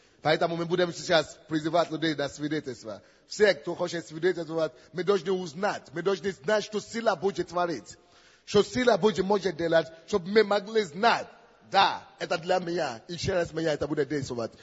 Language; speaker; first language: Russian; non-native, fluent; Yoruba